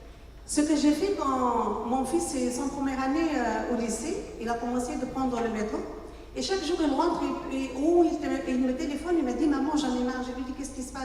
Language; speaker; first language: French; non-native, local second language; Arabic